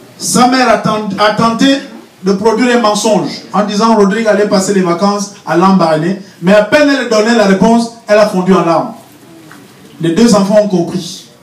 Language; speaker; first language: French; non-native, local second language; Fang